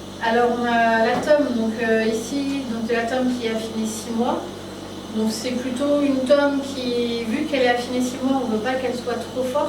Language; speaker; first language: French; native; French